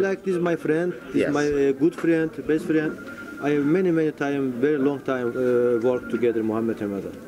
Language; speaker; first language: English; non-native, learner; Turkish